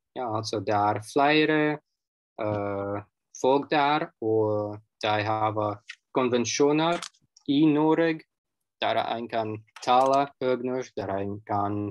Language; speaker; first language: Norwegian; non-native, fluent; Russian